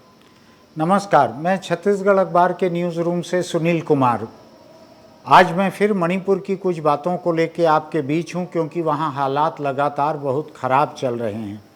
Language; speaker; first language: Hindi; native; Hindi